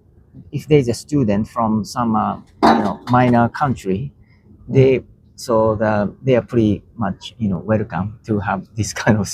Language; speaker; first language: English; non-native, learner; Japanese